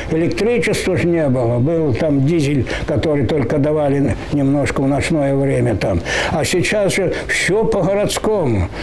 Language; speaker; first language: Russian; native; Russian